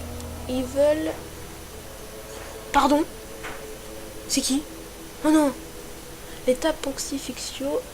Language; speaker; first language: French; native; French